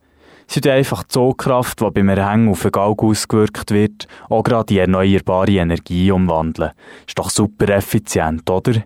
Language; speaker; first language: German; native; German